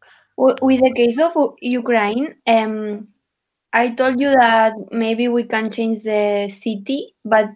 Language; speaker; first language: English; non-native, learner; Spanish